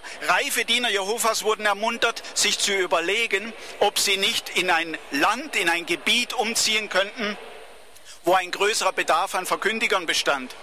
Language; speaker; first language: German; native; German